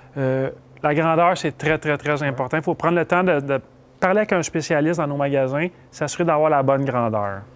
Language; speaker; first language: French; native; French